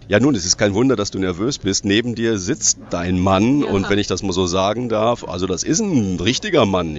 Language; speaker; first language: German; native; German